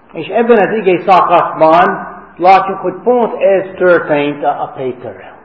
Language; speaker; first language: Hungarian; non-native, fluent; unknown